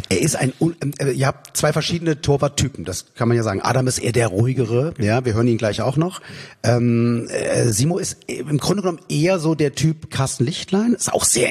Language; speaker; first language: German; native; German